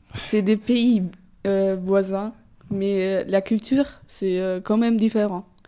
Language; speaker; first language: French; non-native, fluent; German